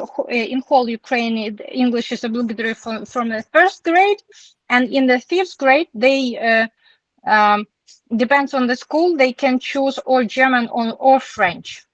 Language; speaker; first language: English; non-native, learner; Ukrainian